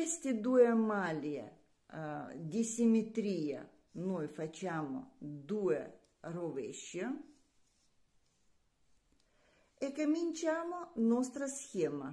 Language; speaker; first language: Italian; non-native, learner; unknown